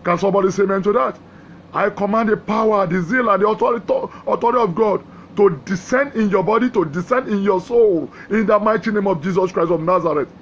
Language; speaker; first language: English; non-native, local second language; Yoruba